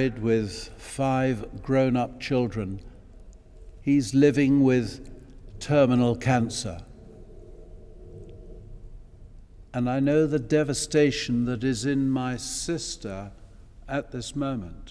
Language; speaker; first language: English; native; English